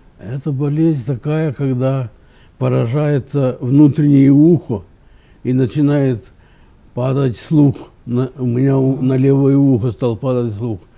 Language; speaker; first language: Russian; native; Russian